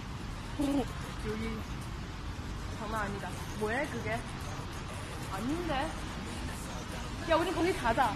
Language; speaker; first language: Korean; non-native, learner; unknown